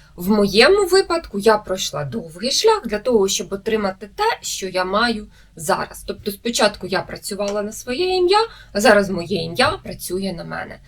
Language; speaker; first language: Ukrainian; native; Ukrainian